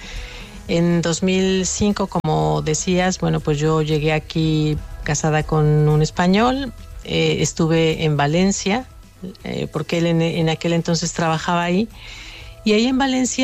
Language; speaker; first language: Spanish; native; Spanish